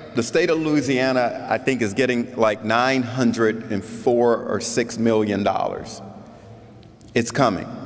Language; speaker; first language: English; native; English